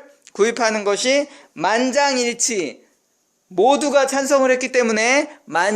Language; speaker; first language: Korean; native; Korean